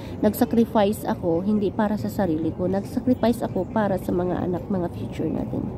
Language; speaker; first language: Filipino; non-native, local second language; Cebuano